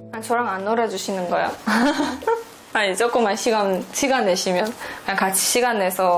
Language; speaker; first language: Korean; non-native, fluent; Persian